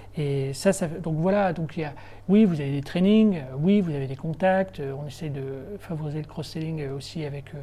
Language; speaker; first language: French; native; French